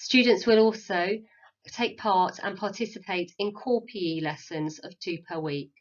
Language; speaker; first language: English; native; English